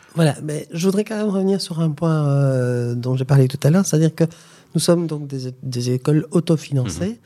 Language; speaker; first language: French; native; French